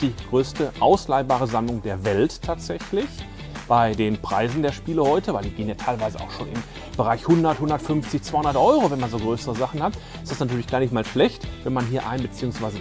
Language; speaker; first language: German; native; German